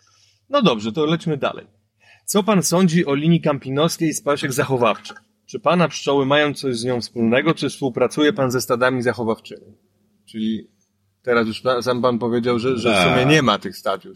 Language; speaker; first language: Polish; native; Polish